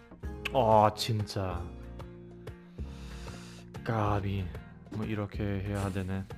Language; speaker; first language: Korean; non-native, learner; German